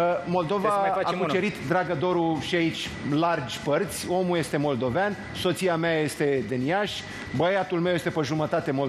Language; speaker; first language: Romanian; native; Romanian